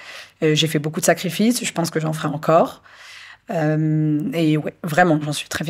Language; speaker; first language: French; early bilingual, other home language; Arabic